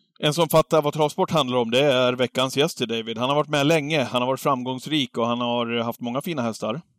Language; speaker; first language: Swedish; native; Swedish